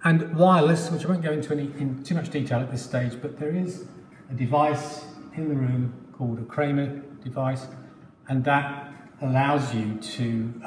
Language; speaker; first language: English; native; English